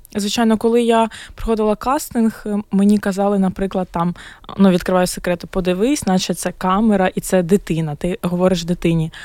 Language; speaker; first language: Ukrainian; non-native, local second language; Russian